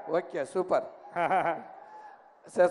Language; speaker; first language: Telugu; non-native, learner; Tamil